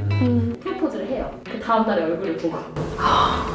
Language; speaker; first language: Korean; native; Korean